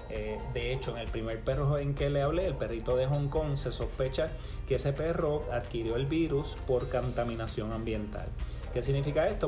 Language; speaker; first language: Spanish; native; Spanish